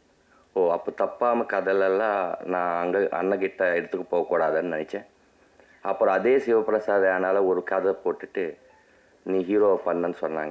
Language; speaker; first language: Tamil; non-native, learner; Telugu